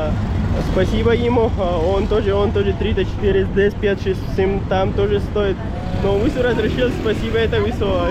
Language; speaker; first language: Russian; non-native, learner; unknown